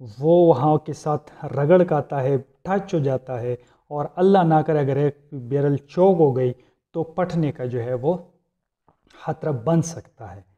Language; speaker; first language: Urdu; non-native, local second language; Punjabi